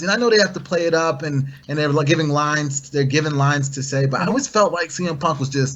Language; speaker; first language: English; native; English